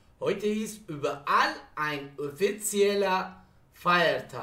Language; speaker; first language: German; non-native, fluent; Persian